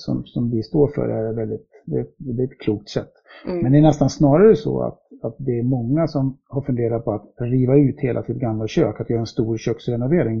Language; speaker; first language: Swedish; native; Swedish